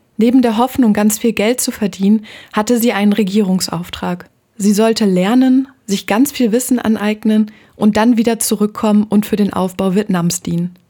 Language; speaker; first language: German; native; German